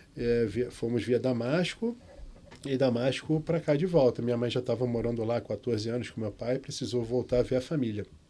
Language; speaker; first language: Portuguese; non-native, fluent; Arabic